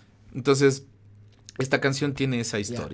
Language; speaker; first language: Spanish; native; Spanish